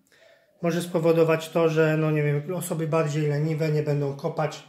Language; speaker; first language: Polish; native; Polish